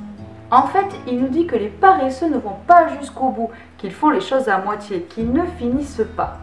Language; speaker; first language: French; native; French